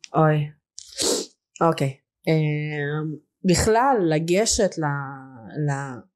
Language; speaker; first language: Hebrew; early bilingual, other home language; Russian